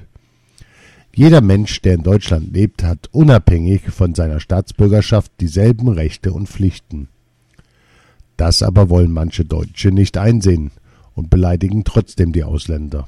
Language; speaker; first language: German; early bilingual, other home language; Arabic